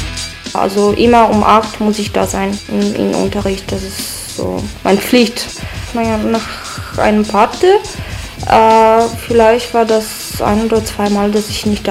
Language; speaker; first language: German; non-native, fluent; Polish